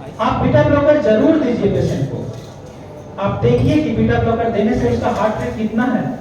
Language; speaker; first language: Hindi; native; Hindi